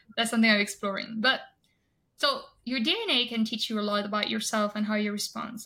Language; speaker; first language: English; non-native, fluent; French